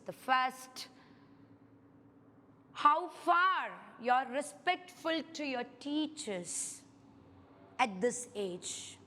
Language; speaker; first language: English; non-native, local second language; Kannada